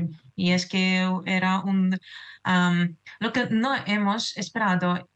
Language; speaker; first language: Spanish; non-native, fluent; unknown